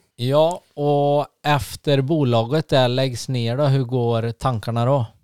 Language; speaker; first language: Swedish; native; Swedish